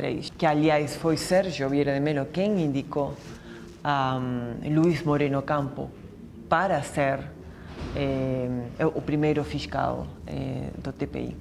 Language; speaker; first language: Spanish; non-native, learner; Portuguese